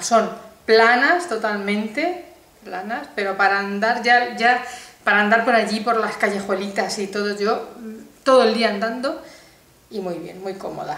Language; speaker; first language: Spanish; native; Spanish